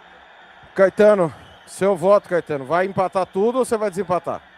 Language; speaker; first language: Portuguese; native; Portuguese